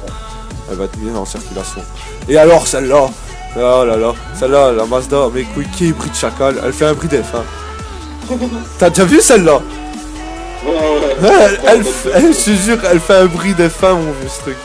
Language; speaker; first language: French; native; French